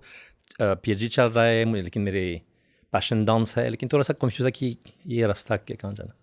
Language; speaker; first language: Hindi; non-native, fluent; French